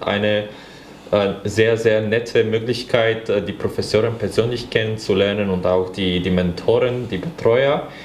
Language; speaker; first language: German; non-native, fluent; Bulgarian